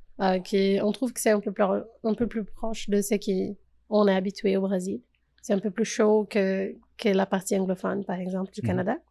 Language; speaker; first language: French; non-native, fluent; Portuguese